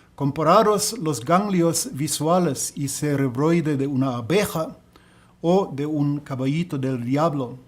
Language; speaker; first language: Spanish; non-native, learner; German